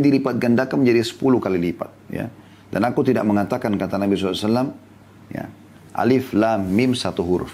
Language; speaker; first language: Indonesian; native; Indonesian